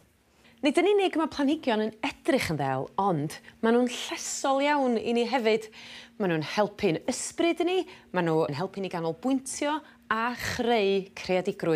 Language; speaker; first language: Welsh; native; Welsh